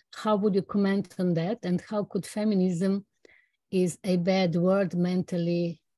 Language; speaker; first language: English; non-native, fluent; Slovenian